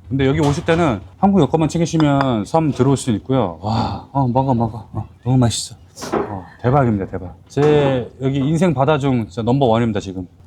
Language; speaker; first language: Korean; native; Korean